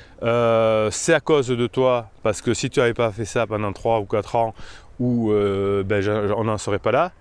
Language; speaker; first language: French; native; French